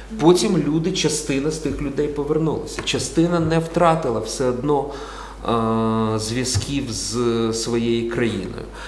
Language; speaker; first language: Ukrainian; non-native, local second language; Russian